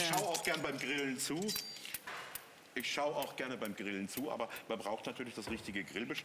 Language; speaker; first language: German; native; German